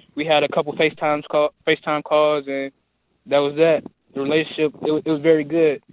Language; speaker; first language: English; native; English